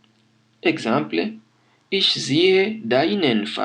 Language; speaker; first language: German; non-native, fluent; French